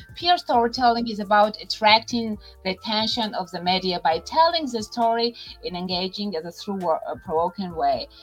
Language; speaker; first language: English; non-native, fluent; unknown